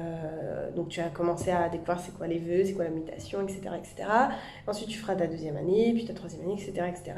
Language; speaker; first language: French; native; French